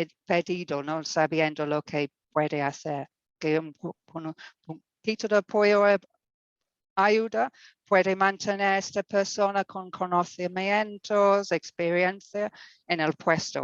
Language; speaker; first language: Spanish; non-native, fluent; English